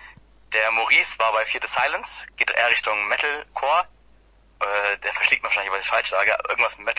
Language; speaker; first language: German; native; German